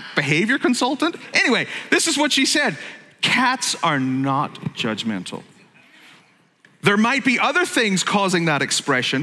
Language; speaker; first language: English; native; English